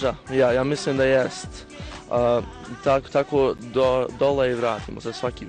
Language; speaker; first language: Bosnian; early bilingual, heritage; Bosnian